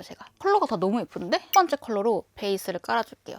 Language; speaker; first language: Korean; native; Korean